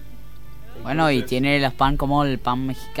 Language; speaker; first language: Spanish; non-native, learner; Arabic